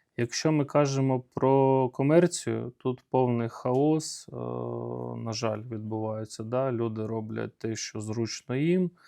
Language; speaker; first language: Ukrainian; native; Ukrainian